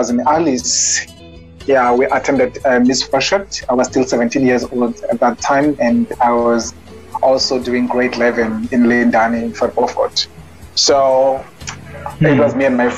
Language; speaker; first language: English; non-native, local second language; Xhosa